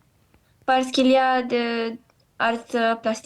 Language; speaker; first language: French; non-native, learner; Romanian